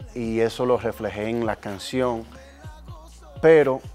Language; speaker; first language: Spanish; early bilingual, heritage; Spanish